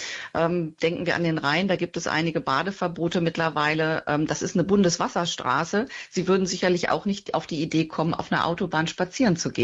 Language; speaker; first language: German; native; German